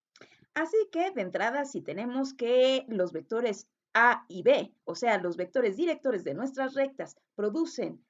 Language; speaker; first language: Spanish; native; Spanish